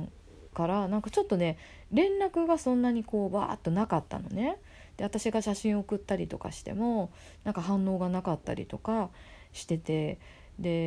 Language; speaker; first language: Japanese; native; Japanese